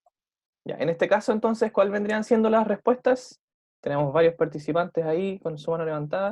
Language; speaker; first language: Spanish; native; Spanish